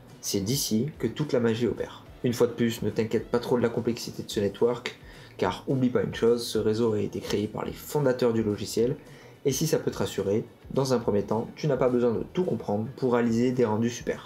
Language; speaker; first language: French; native; French